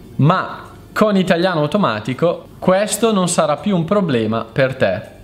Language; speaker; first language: Italian; native; Italian